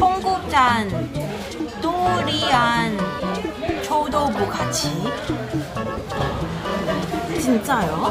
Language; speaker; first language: Korean; non-native, learner; Cantonese